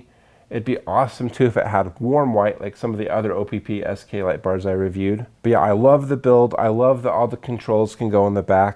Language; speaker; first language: English; native; English